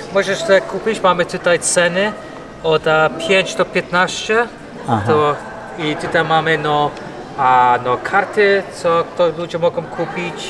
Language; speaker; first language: Polish; early bilingual, other home language; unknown